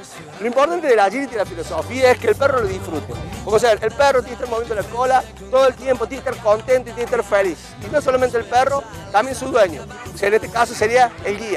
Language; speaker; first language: Spanish; native; Spanish